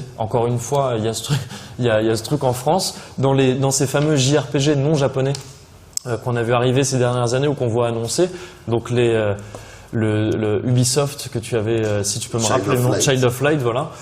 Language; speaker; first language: French; native; French